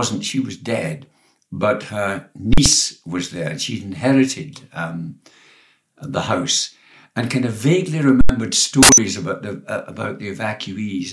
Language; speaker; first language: English; native; English